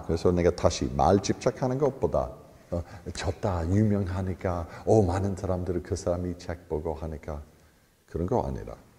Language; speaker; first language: Korean; non-native, fluent; English